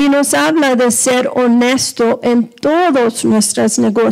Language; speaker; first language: Spanish; early bilingual, heritage; Spanish